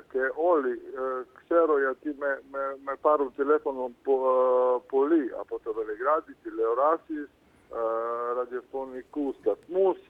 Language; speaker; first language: Greek; non-native, fluent; Serbian